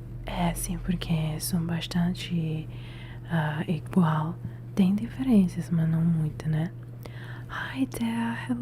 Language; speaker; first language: Portuguese; non-native, learner; Italian